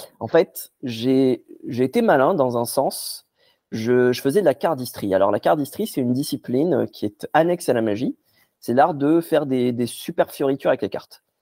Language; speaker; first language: French; non-native, local second language; Arabic